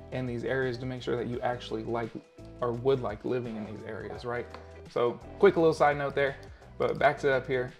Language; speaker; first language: English; native; English